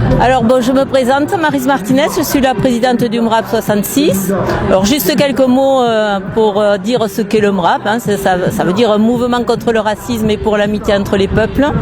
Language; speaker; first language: French; native; French